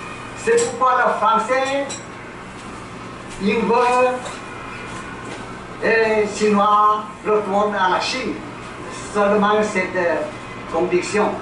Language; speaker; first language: French; non-native, learner; Chinese